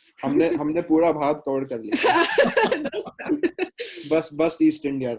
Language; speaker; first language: Hindi; native; Hindi